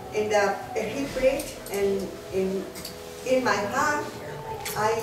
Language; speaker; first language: English; non-native, learner; Spanish